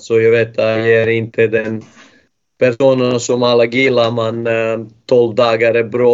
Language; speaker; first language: Swedish; non-native, fluent; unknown